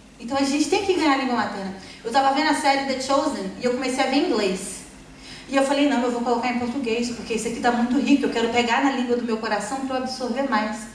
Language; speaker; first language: Portuguese; native; Portuguese